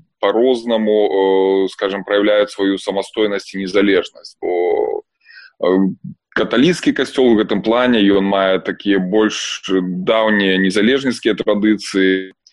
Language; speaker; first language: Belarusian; non-native, local second language; Russian